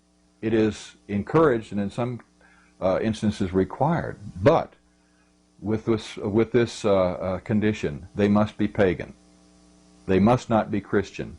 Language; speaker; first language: English; native; English